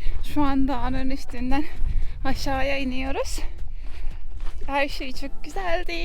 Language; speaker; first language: Turkish; non-native, learner; Estonian